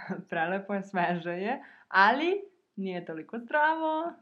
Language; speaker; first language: Serbian; native; Serbian